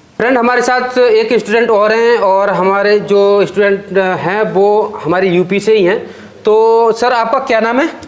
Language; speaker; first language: Hindi; native; Hindi